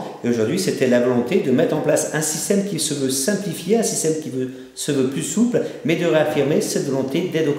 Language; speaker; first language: French; native; French